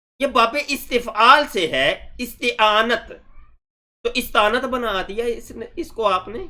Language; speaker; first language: Urdu; non-native, local second language; Punjabi